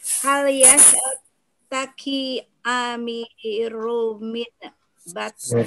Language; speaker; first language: Arabic; non-native, learner; Indonesian